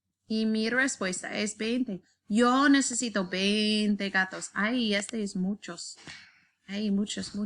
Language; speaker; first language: Spanish; non-native, learner; English